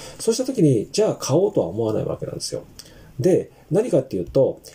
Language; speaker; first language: Japanese; native; Japanese